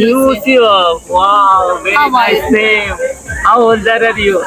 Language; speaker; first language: English; non-native, learner; Hindi